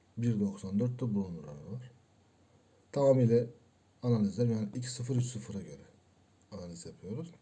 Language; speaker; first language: Turkish; native; Turkish